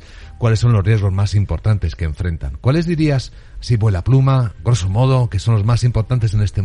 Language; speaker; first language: Spanish; native; Spanish